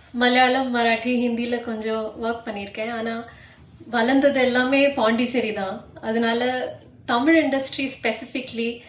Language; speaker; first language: Tamil; non-native, local second language; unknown